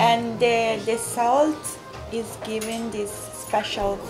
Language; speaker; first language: English; non-native, fluent; Italian